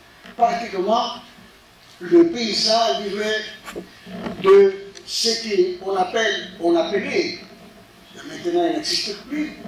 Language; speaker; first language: French; non-native, fluent; Spanish